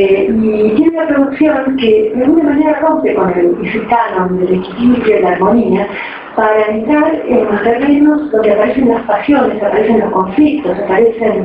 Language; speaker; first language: Spanish; native; Spanish